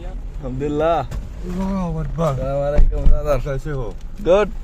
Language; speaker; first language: Hindi; non-native, learner; Bangla